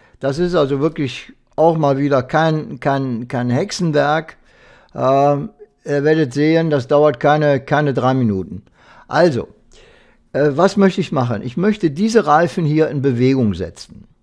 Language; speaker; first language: German; native; German